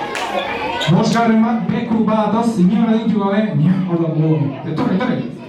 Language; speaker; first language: Basque; native; Basque